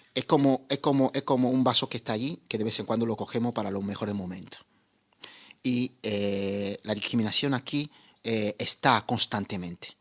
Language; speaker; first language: Spanish; non-native, fluent; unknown